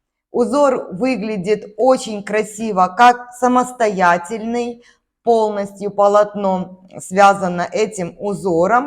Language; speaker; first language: Russian; native; Russian